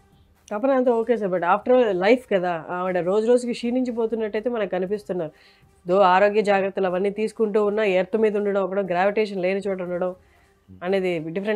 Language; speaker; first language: Telugu; native; Telugu